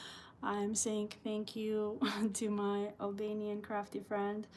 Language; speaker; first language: English; early bilingual, other home language; Albanian